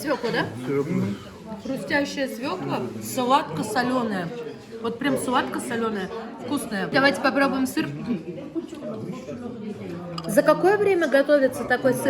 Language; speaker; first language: Russian; native; Russian